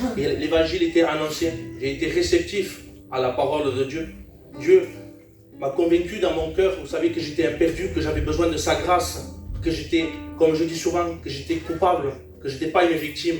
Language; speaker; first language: French; native; French